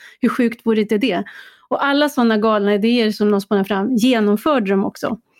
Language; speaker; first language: Swedish; native; Swedish